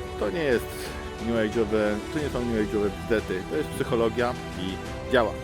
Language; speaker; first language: Polish; native; Polish